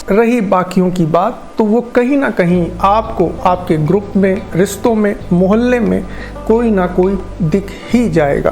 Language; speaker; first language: Hindi; native; Hindi